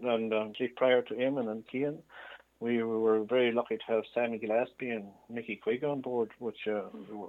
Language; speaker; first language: English; native; English